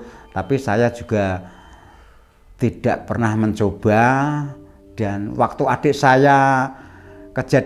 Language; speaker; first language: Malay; non-native, local second language; Javanese